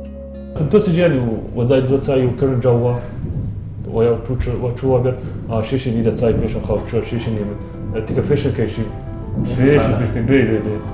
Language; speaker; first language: Chinese; non-native, learner; Arabic